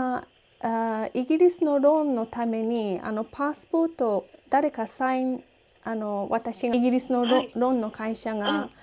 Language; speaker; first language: Japanese; non-native, learner; English